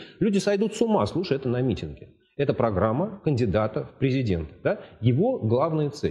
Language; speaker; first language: Russian; native; Russian